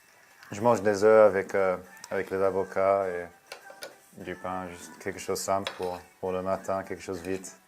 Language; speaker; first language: French; non-native, fluent; Hebrew